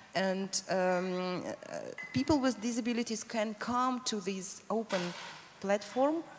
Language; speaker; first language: English; non-native, fluent; Russian